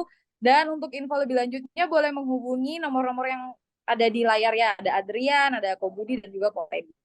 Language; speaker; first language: Indonesian; native; Indonesian